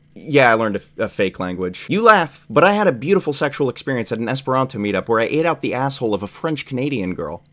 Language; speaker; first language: English; native; English